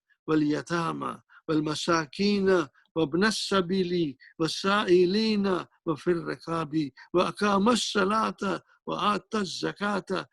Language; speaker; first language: Arabic; non-native, fluent; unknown